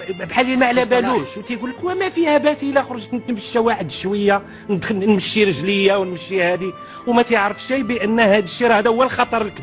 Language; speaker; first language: Arabic; native; Arabic